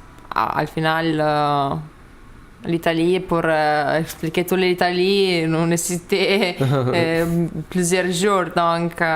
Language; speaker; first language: French; non-native, learner; Lithuanian